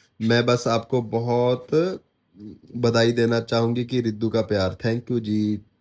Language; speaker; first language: Hindi; native; Hindi